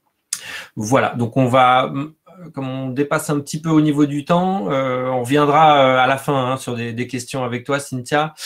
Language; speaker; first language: French; native; French